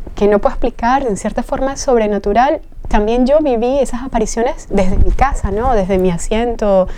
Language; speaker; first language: Spanish; native; Spanish